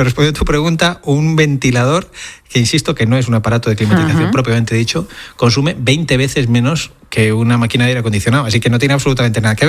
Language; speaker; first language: Spanish; native; Spanish